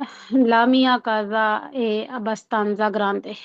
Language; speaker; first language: Italian; non-native, learner; Urdu